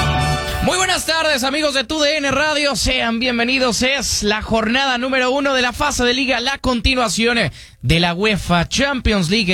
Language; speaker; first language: Spanish; native; Spanish